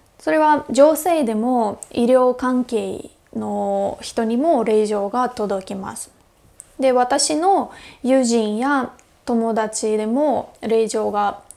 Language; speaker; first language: Japanese; non-native, fluent; Russian